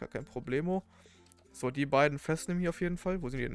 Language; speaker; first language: German; native; German